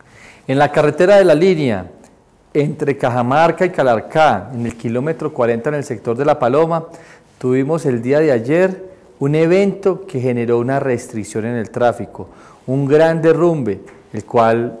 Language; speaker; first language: Spanish; native; Spanish